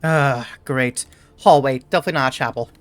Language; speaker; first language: English; native; English